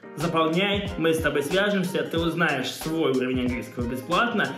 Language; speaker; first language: Russian; native; Russian